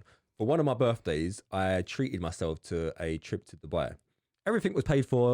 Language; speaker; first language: English; native; English